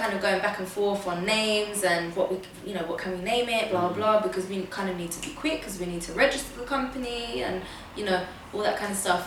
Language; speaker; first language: English; native; English